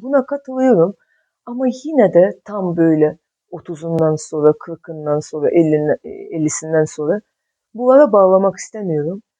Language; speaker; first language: Turkish; non-native, fluent; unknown